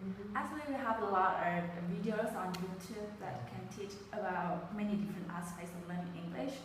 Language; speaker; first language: English; non-native, fluent; Vietnamese